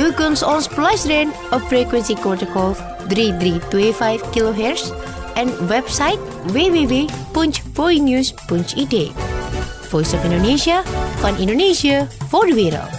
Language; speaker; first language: Dutch; non-native, fluent; Indonesian